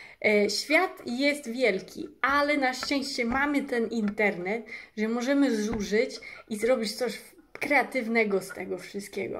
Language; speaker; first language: Polish; early bilingual, heritage; English